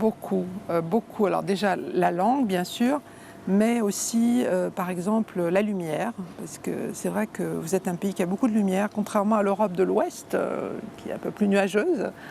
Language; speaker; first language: French; native; French